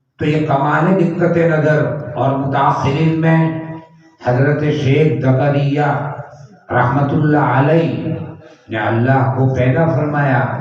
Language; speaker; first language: Urdu; non-native, local second language; Gujarati